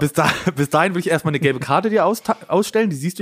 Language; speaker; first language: German; native; German